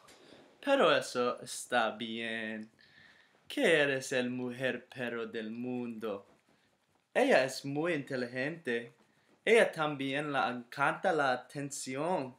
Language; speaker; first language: Spanish; non-native, learner; English